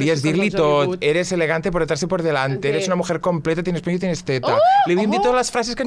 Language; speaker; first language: Catalan; native; Catalan